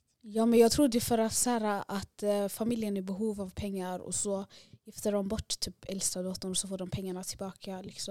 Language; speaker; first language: Swedish; early bilingual, other home language; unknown